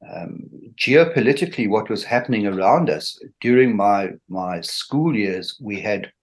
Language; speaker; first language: English; native; English